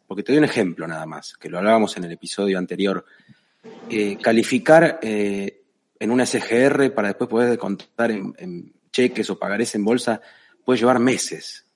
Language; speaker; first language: Spanish; native; Spanish